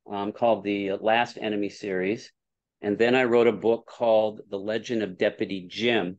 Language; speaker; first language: English; native; English